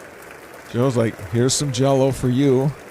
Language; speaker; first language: English; native; English